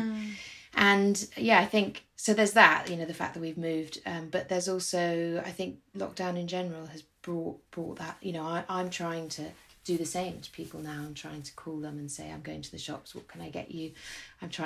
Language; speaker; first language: English; native; English